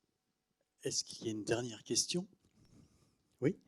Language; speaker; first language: French; native; French